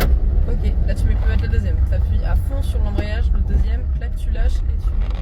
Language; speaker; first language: French; native; French